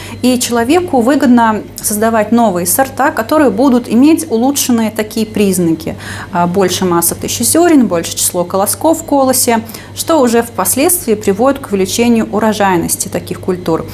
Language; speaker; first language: Russian; native; Russian